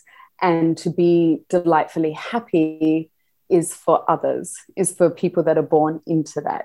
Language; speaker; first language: English; native; English